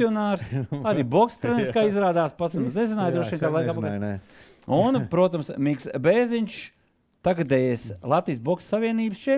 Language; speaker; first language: Latvian; native; Latvian